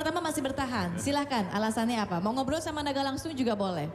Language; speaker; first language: Indonesian; native; Indonesian